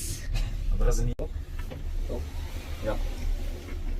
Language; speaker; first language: German; early bilingual, other home language; Tamil